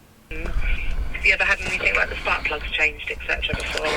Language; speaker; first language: English; native; English